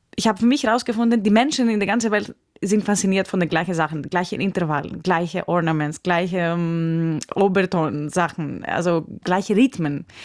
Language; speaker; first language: German; non-native, fluent; Greek